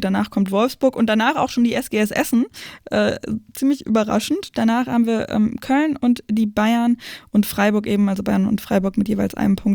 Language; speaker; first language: German; native; German